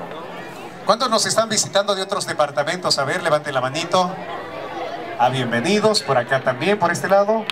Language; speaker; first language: Spanish; native; Spanish